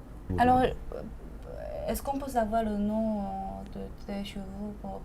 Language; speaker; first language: French; non-native, fluent; Korean